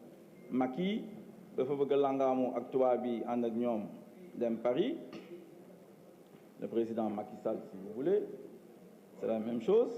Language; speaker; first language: French; non-native, local second language; Wolof